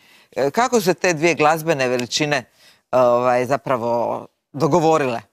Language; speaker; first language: Croatian; native; Croatian